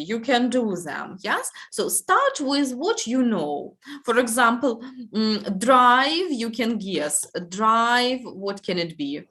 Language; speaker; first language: English; non-native, fluent; Russian